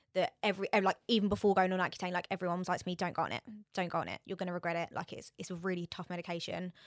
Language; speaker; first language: English; native; English